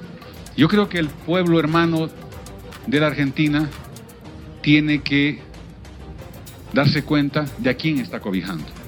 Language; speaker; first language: Spanish; native; Spanish